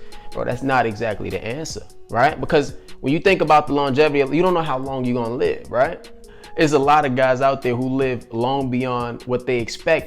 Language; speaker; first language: English; native; English